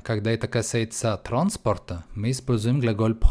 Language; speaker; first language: Russian; non-native, fluent; French